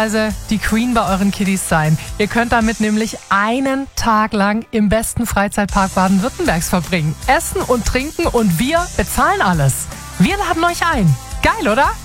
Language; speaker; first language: German; native; German